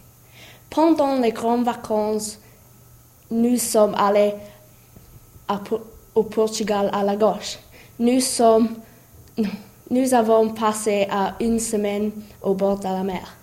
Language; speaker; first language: French; non-native, learner; English